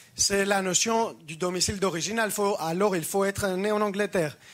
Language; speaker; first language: French; non-native, fluent; Greek